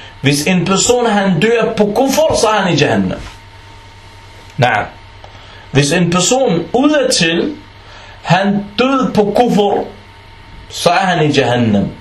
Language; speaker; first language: Danish; non-native, fluent; Arabic